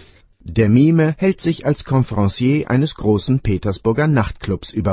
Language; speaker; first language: German; native; German